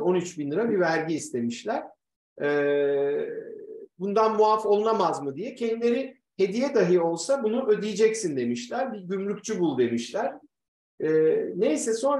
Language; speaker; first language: Turkish; native; Turkish